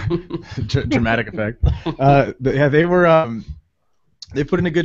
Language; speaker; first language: English; native; English